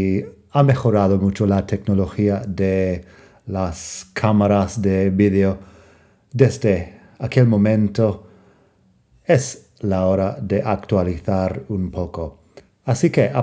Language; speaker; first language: Spanish; non-native, fluent; English